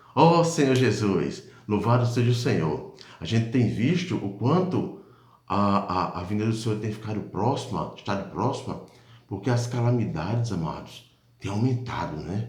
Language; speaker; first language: Portuguese; native; Portuguese